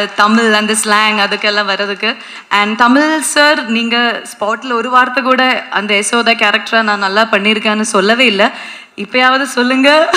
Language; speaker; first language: Tamil; non-native, fluent; Malayalam